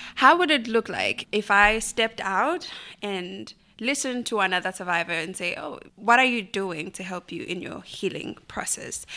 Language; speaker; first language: English; non-native, local second language; Bemba